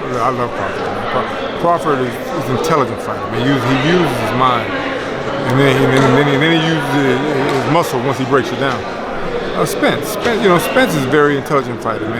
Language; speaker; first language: English; native; English